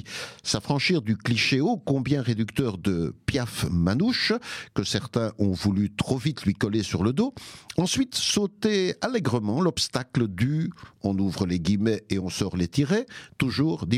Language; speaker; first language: French; native; French